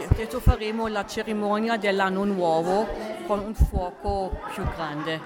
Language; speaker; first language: Italian; non-native, fluent; German